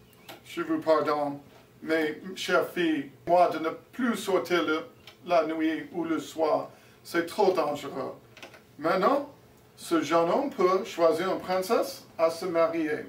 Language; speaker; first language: French; non-native, learner; English